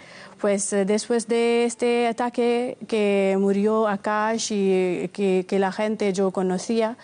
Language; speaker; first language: Spanish; non-native, fluent; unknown